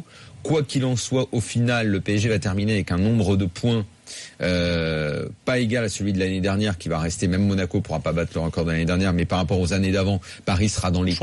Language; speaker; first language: French; native; French